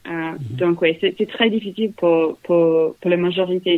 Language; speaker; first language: French; non-native, learner; English